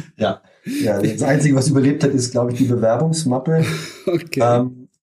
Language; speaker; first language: German; native; German